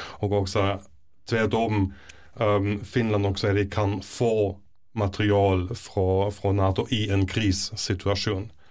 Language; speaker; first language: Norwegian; non-native, fluent; German